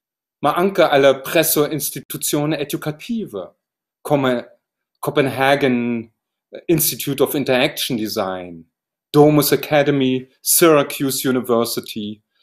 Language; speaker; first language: Italian; non-native, learner; German